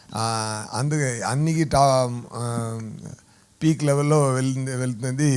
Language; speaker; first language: Telugu; non-native, fluent; Tamil